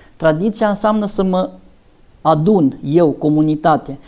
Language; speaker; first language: Romanian; native; Romanian